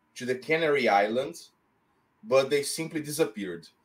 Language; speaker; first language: English; non-native, fluent; Portuguese